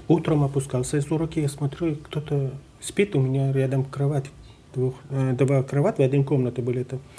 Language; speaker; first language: Russian; non-native, fluent; Persian